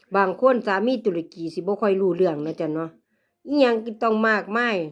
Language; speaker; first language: Thai; native; Thai